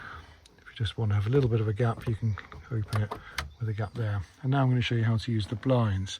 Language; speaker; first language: English; native; English